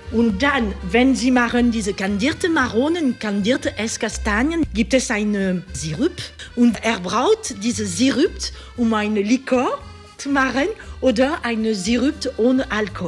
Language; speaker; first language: German; non-native, fluent; French